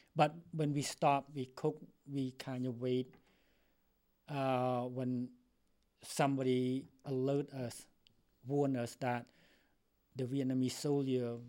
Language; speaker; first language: English; non-native, fluent; Khmer